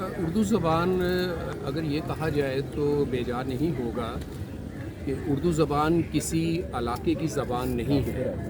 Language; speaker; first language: Urdu; non-native, local second language; Punjabi